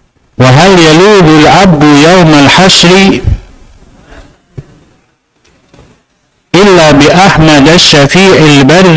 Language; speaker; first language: Arabic; non-native, fluent; Indonesian